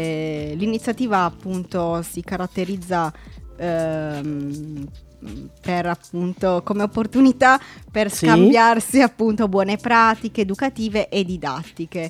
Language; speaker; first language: Italian; native; Italian